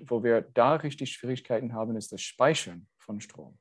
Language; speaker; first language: German; non-native, fluent; English